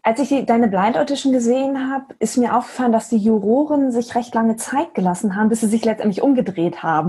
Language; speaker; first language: German; native; German